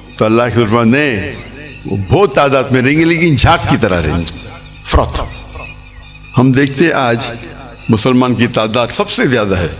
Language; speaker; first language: Urdu; non-native, local second language; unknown